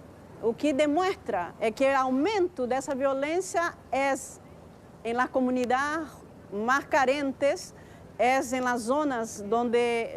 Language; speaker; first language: Spanish; non-native, fluent; Portuguese